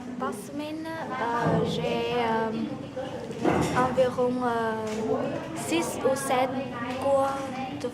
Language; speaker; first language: French; non-native, learner; Vietnamese